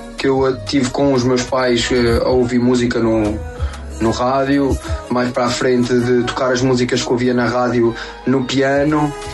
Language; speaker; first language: Portuguese; native; Portuguese